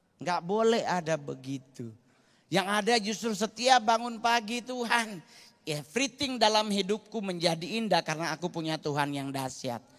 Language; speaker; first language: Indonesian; native; Indonesian